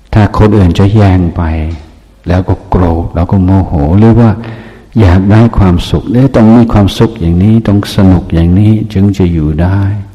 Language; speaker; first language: Thai; non-native, fluent; English